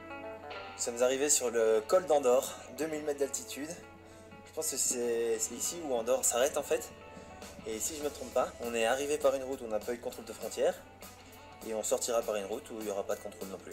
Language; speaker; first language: French; native; French